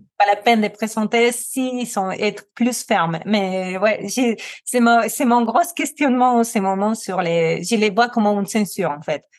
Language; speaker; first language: French; non-native, fluent; Spanish